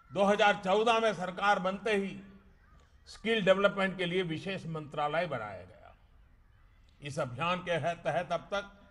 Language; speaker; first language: Hindi; non-native, local second language; Gujarati